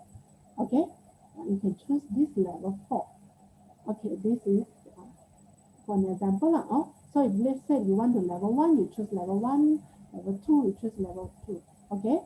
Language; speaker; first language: English; non-native, local second language; Chinese